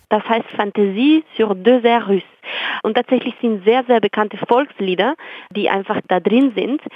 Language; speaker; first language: German; non-native, fluent; Spanish